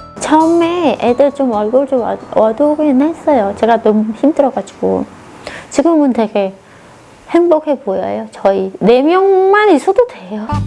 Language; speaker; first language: Korean; non-native, fluent; Khmer